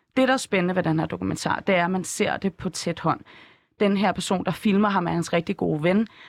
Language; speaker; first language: Danish; native; Danish